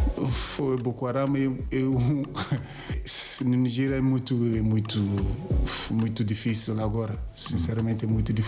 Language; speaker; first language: Portuguese; non-native, learner; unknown